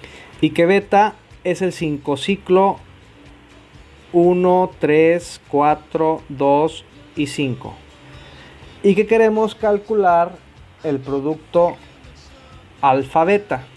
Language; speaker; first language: Spanish; native; Spanish